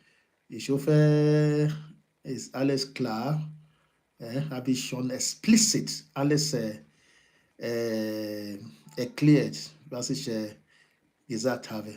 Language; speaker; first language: German; non-native, learner; Yoruba